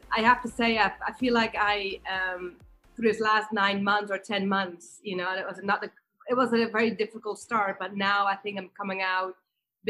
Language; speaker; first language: English; non-native, fluent; Dutch